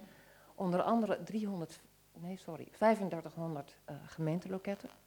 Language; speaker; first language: Dutch; native; Dutch